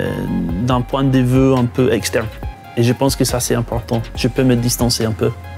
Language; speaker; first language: French; non-native, fluent; English